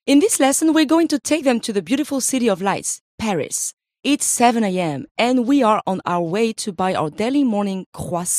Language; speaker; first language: English; non-native, fluent; French